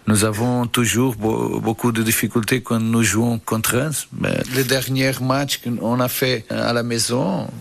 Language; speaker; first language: French; non-native, learner; Portuguese